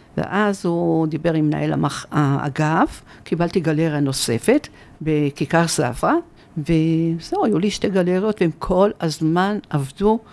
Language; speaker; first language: Hebrew; early bilingual, other home language; Arabic